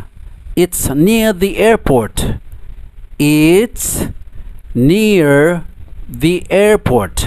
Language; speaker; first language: English; non-native, fluent; Indonesian